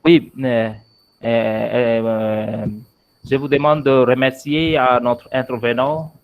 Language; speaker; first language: French; non-native, fluent; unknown